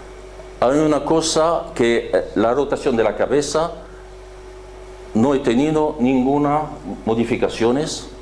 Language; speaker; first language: Spanish; non-native, fluent; French